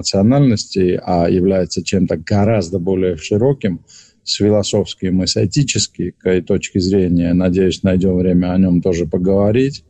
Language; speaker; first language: Russian; non-native, local second language; Georgian